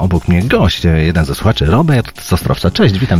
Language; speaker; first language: Polish; native; Polish